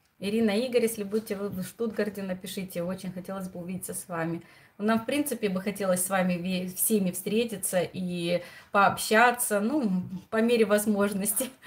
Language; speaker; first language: Russian; non-native, local second language; Romanian